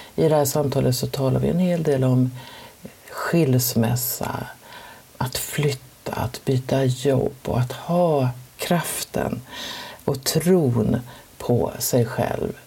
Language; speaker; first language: Swedish; native; Swedish